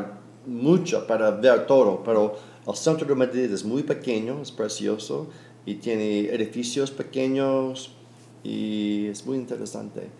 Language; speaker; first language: Spanish; non-native, fluent; English